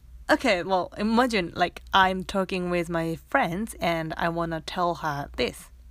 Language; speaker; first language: English; non-native, fluent; Japanese